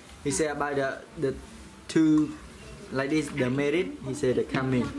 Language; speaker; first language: English; non-native, learner; Khmer